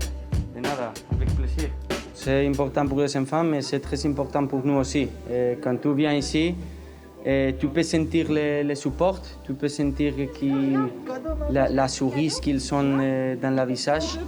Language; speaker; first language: French; non-native, learner; Spanish